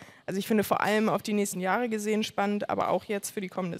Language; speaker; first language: German; native; German